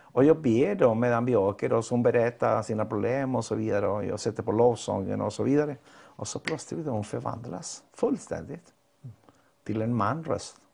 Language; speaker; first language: Swedish; non-native, fluent; Spanish